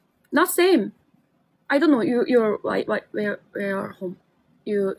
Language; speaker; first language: English; non-native, learner; Korean